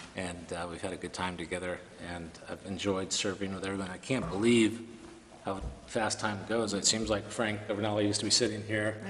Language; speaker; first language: English; native; English